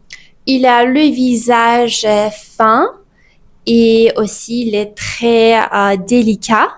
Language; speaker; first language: French; non-native, fluent; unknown